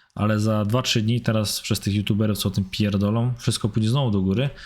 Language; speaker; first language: Polish; early bilingual, heritage; German